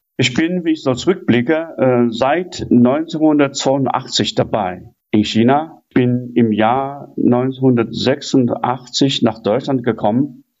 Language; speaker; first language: German; non-native, fluent; Chinese